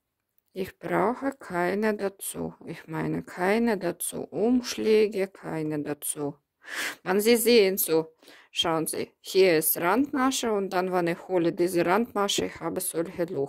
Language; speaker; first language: German; non-native, learner; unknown